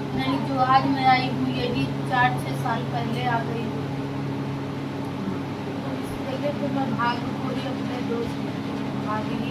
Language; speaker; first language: Hindi; native; Hindi